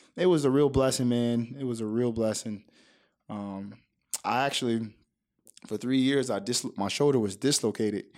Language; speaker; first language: English; native; English